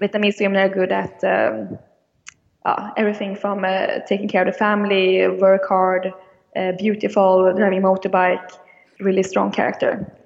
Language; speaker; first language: English; non-native, fluent; Swedish